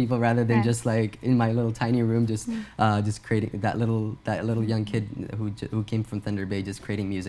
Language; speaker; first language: English; early bilingual, other home language; Urdu